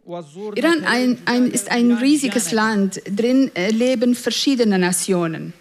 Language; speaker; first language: German; non-native, fluent; Central Kurdish